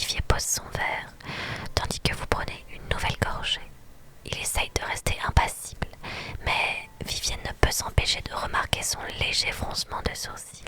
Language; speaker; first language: French; native; French